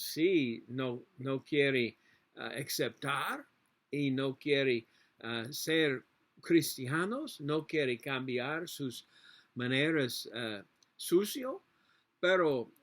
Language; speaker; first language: Spanish; non-native, learner; English